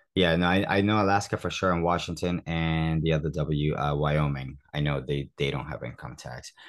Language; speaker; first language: English; early bilingual, other home language; Spanish